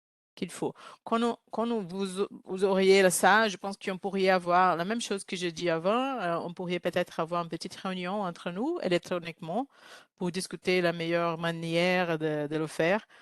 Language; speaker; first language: French; non-native, learner; Portuguese